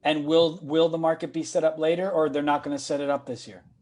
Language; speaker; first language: English; native; English